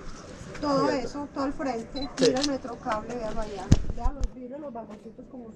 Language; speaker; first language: Spanish; native; Spanish